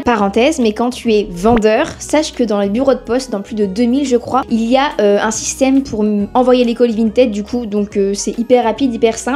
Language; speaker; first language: French; native; French